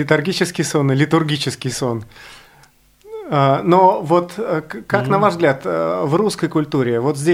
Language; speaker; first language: Russian; native; Russian